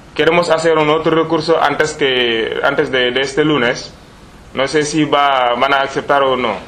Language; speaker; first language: Spanish; non-native, learner; Wolof